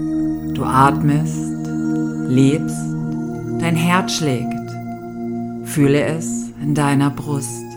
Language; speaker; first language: German; native; German